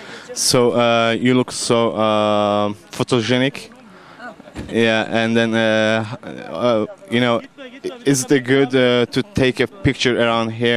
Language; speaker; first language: English; non-native, learner; Turkish